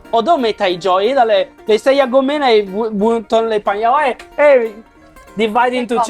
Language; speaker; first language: Cantonese; non-native, learner; Italian